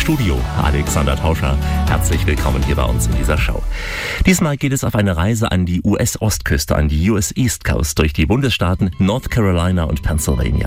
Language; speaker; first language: German; native; German